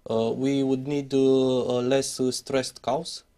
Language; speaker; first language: English; non-native, fluent; Romanian